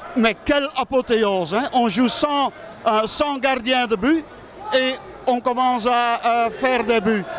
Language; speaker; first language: French; non-native, local second language; Dutch